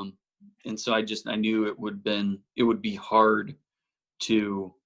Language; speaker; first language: English; native; English